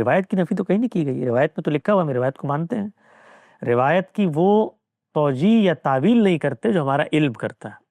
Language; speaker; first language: Urdu; native; Urdu